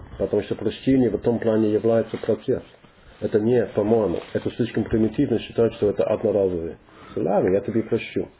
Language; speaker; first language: Russian; non-native, learner; English